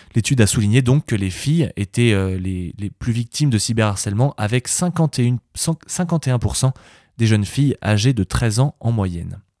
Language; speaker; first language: French; native; French